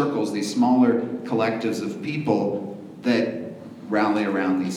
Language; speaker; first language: English; native; English